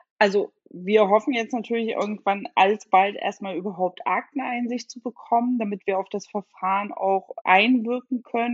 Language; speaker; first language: German; native; German